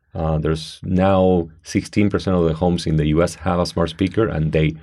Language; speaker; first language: English; non-native, fluent; Spanish